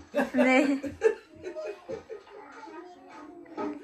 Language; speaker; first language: Finnish; non-native, learner; Vietnamese